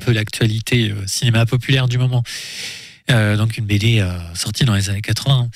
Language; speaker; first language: French; native; French